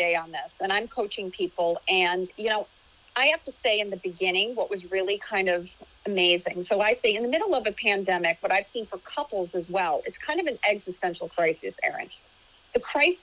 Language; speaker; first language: English; native; English